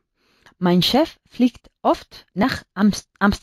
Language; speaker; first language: German; non-native, learner; Spanish